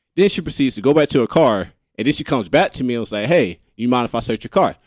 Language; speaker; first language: English; native; English